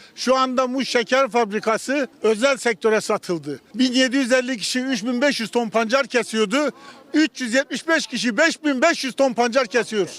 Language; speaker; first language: Turkish; native; Turkish